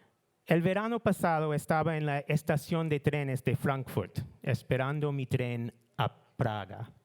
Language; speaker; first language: Spanish; non-native, learner; English